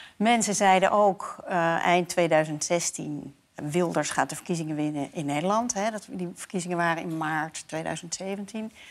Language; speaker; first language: Dutch; native; Dutch